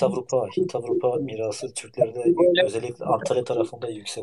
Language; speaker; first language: Turkish; early bilingual, heritage; Turkish